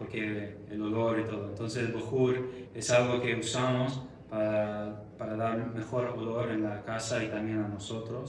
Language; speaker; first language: Spanish; non-native, fluent; Arabic